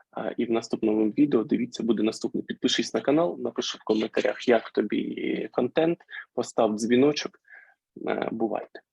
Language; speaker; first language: Ukrainian; native; Ukrainian